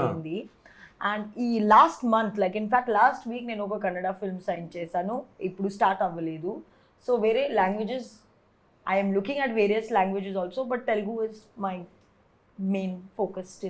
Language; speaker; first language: Telugu; non-native, learner; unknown